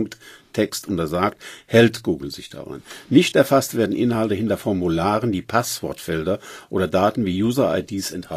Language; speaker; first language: German; native; German